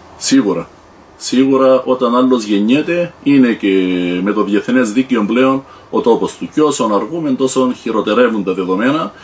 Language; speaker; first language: Greek; non-native, local second language; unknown